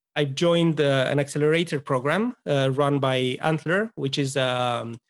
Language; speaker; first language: English; non-native, fluent; Romanian